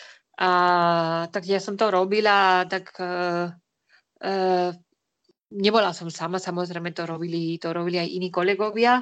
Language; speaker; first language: Slovak; non-native, fluent; Spanish